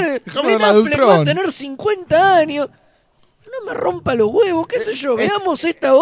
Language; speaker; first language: Spanish; native; Spanish